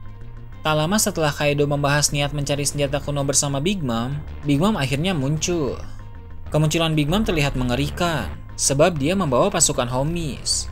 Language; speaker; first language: Indonesian; native; Indonesian